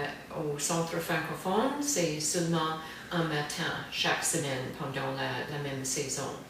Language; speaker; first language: French; non-native, fluent; English